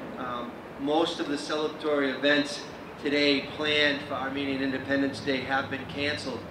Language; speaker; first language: English; native; English